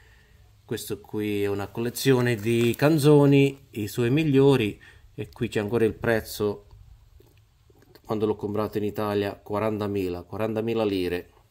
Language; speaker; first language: Italian; early bilingual, heritage; Italian